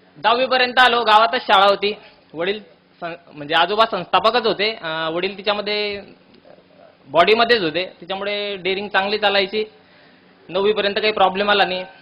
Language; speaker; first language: Marathi; native; Marathi